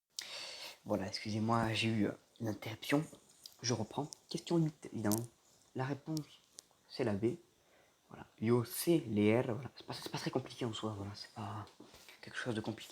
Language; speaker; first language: French; native; French